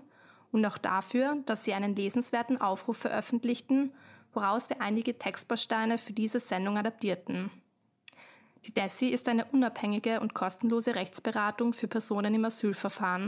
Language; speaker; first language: German; native; German